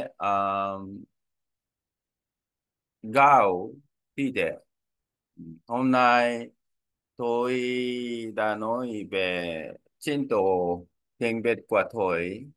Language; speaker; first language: Vietnamese; non-native, learner; Korean